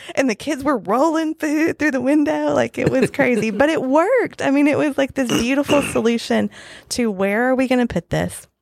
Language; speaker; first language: English; native; English